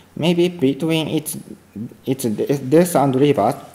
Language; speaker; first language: English; non-native, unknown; Japanese